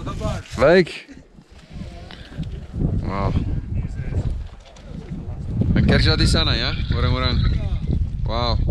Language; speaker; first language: Indonesian; non-native, learner; English